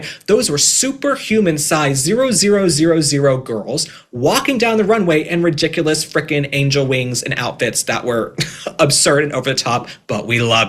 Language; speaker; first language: English; native; English